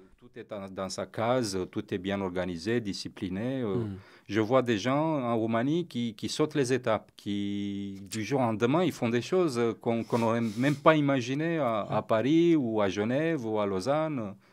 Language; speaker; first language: French; non-native, fluent; Romanian